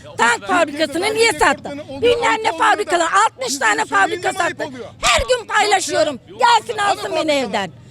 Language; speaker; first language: Turkish; native; Turkish